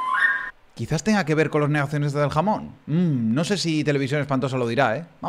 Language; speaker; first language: Spanish; native; Spanish